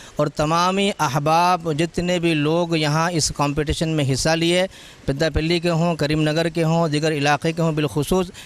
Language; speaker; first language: Urdu; native; Urdu